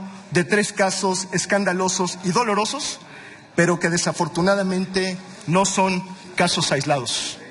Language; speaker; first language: Spanish; native; Spanish